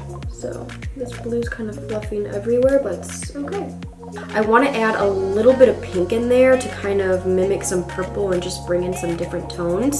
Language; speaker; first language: English; native; English